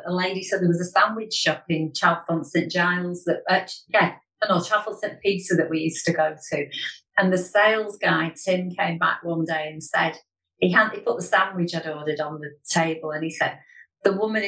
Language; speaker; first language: English; native; English